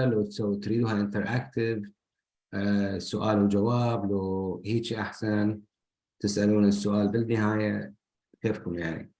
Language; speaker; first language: Arabic; native; Arabic